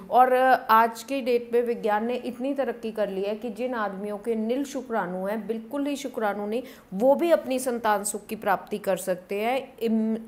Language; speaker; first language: Hindi; non-native, local second language; Punjabi